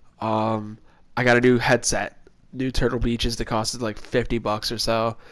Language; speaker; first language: English; native; English